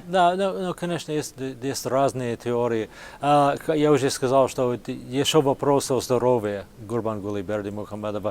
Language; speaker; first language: Russian; non-native, fluent; English